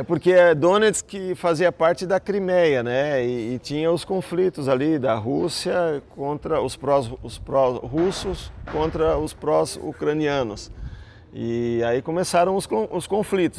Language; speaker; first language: Portuguese; native; Portuguese